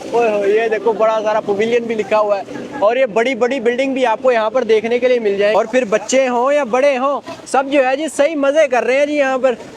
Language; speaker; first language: Urdu; native; Urdu